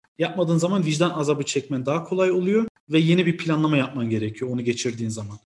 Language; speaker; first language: Turkish; early bilingual, heritage; Turkish